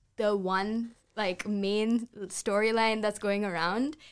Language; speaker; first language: English; non-native, local second language; Sinhala